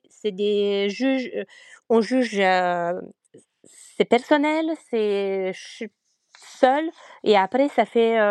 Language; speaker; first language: French; non-native, fluent; Romanian